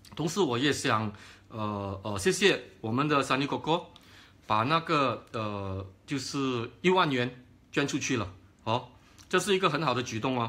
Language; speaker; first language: Chinese; native; Chinese